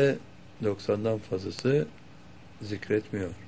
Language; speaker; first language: Turkish; native; Turkish